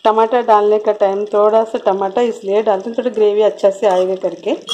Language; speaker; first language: Hindi; non-native, local second language; Telugu